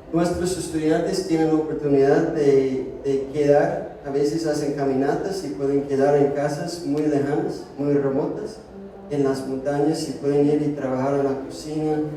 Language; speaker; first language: Spanish; non-native, fluent; English